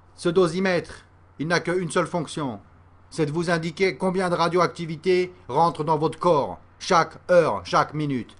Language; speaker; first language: French; native; French